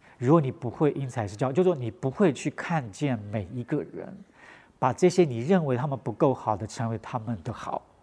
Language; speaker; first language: Chinese; non-native, local second language; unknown